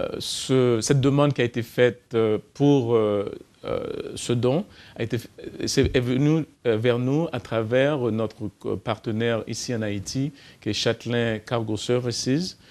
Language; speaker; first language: French; non-native, fluent; English